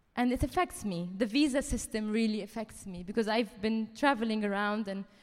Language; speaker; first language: English; early bilingual, heritage; Arabic